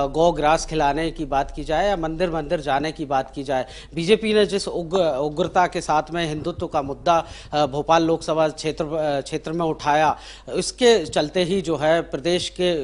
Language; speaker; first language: Hindi; native; Hindi